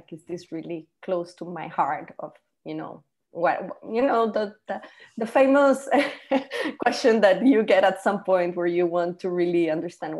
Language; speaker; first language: English; non-native, fluent; Spanish